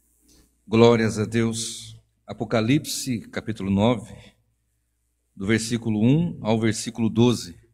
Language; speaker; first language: Portuguese; native; Portuguese